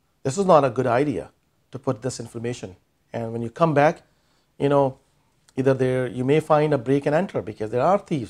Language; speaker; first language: English; non-native, local second language; Urdu